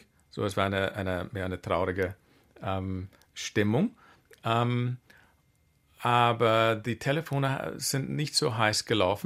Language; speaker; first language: German; non-native, fluent; English